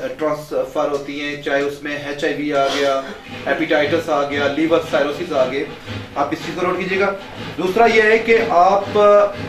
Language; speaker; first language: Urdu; non-native, local second language; Pahari-Potwari